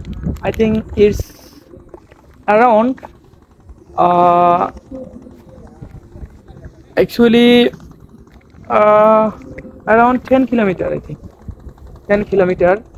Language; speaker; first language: English; non-native, learner; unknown